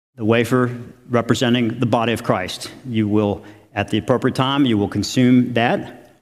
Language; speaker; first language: English; native; English